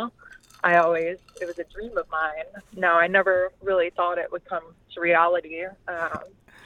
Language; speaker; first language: English; native; English